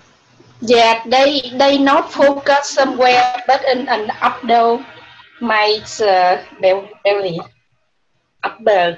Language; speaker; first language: English; non-native, learner; Vietnamese